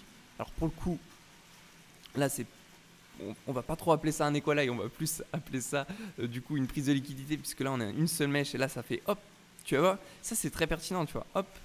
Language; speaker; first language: French; native; French